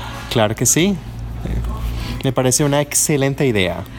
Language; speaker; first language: Spanish; non-native, learner; English